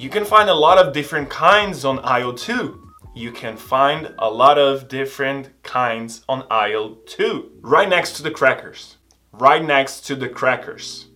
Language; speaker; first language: English; non-native, fluent; Portuguese